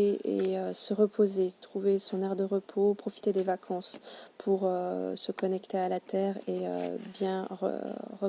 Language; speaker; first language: French; native; French